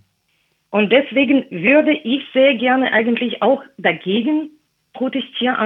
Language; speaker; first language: German; non-native, fluent; Russian